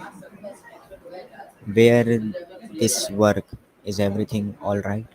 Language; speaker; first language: English; non-native, learner; Hindi